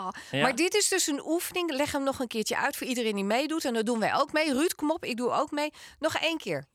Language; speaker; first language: Dutch; native; Dutch